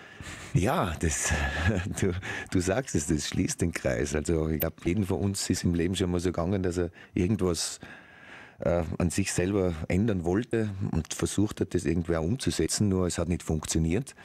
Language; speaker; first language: German; native; German